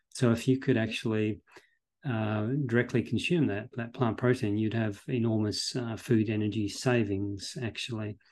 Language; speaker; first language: English; native; English